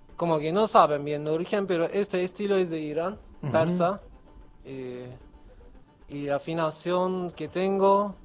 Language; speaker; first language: Spanish; non-native, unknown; Kurdish